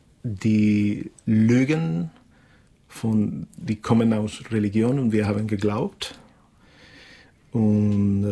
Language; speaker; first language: German; non-native, learner; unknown